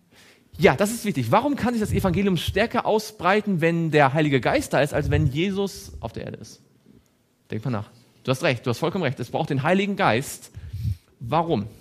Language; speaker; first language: German; native; German